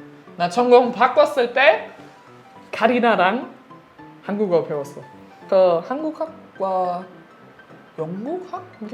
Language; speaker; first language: Korean; non-native, learner; German